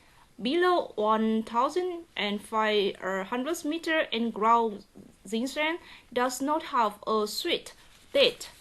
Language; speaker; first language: English; non-native, learner; Vietnamese